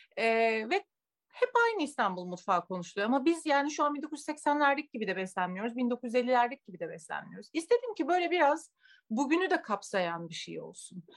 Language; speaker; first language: Turkish; native; Turkish